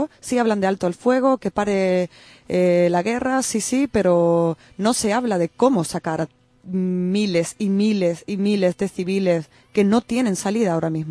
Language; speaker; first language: Spanish; native; Spanish